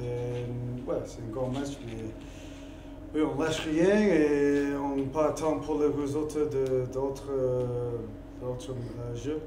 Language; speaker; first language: French; non-native, learner; English